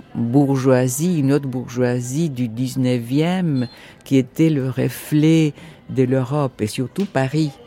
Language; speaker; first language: French; non-native, fluent; Spanish